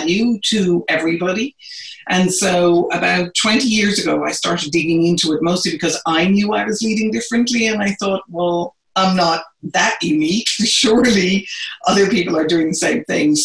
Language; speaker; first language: English; native; English